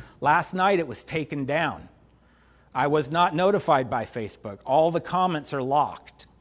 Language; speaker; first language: English; native; English